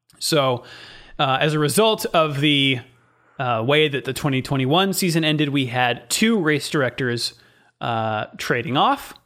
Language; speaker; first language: English; native; English